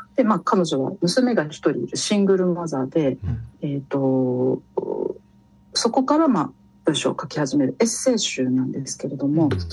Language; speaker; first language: Japanese; native; Japanese